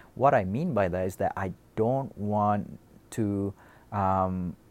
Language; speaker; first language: English; non-native, fluent; Indonesian